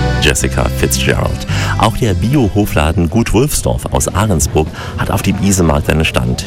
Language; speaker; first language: German; native; German